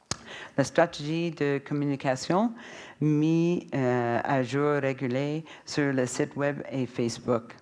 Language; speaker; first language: French; non-native, learner; English